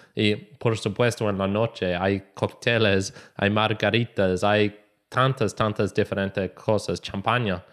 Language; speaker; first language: Spanish; non-native, learner; English